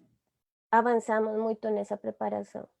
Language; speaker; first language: Portuguese; non-native, fluent; Spanish